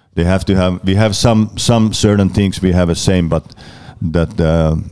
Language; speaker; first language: English; non-native, learner; Finnish